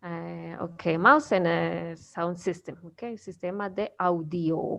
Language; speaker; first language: English; non-native, fluent; Spanish